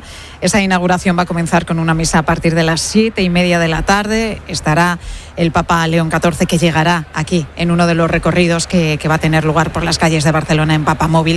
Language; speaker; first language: Spanish; native; Spanish